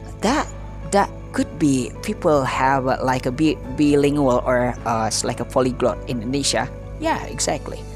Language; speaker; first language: English; non-native, learner; Indonesian